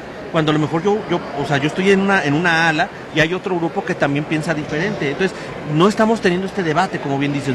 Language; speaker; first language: Spanish; native; Spanish